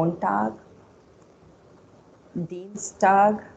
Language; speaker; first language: German; non-native, fluent; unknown